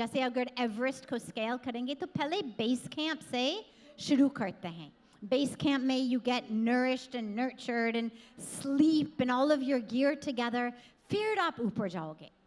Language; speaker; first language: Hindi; non-native, fluent; English